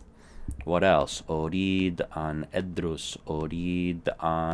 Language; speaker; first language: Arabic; non-native, fluent; English